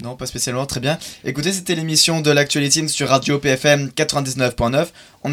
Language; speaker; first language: French; native; French